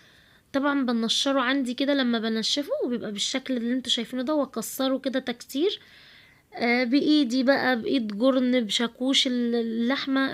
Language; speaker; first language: Arabic; native; Arabic